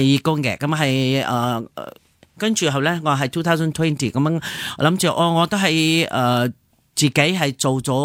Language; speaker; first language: Cantonese; non-native, fluent; Nepali